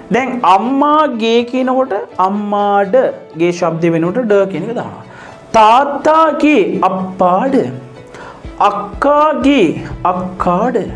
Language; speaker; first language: Sinhala; non-native, local second language; Tamil